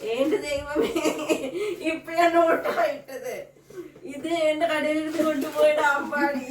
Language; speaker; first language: Malayalam; non-native, learner; Tamil